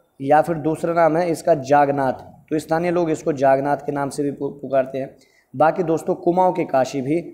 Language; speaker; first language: Hindi; native; Hindi